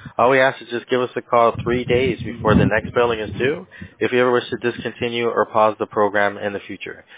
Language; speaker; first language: English; early bilingual, other home language; Spanish